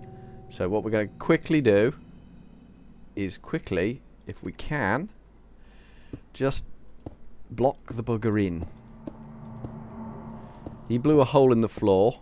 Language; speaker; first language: English; native; English